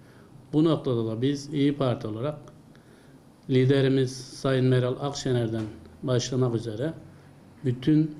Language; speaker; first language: Turkish; native; Turkish